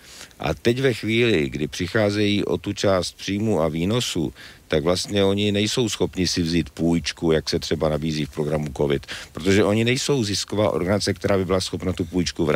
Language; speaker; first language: Czech; native; Czech